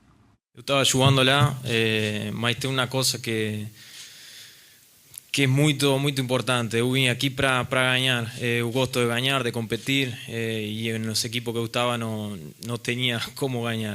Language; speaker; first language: Portuguese; non-native, fluent; Spanish